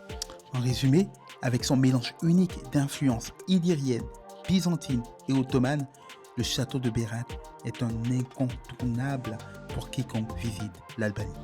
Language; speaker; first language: French; native; French